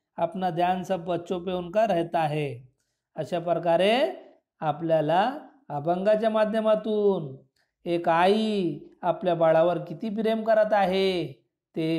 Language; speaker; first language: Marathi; non-native, local second language; Urdu